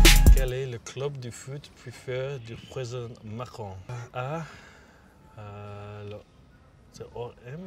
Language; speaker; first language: French; non-native, learner; English